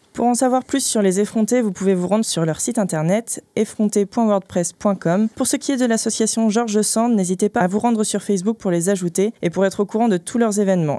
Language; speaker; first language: French; native; French